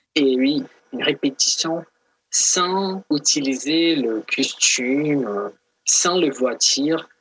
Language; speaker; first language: French; non-native, fluent; Portuguese